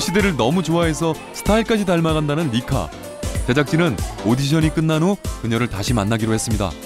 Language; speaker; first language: Korean; native; Korean